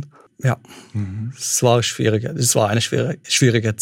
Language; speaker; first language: German; non-native, fluent; Arabic